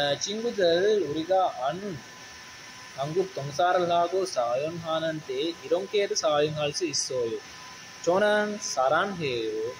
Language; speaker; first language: Korean; non-native, learner; Sinhala